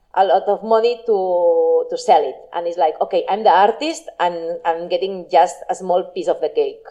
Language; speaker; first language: English; non-native, fluent; Spanish